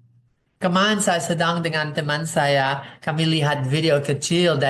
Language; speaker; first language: Indonesian; non-native, fluent; English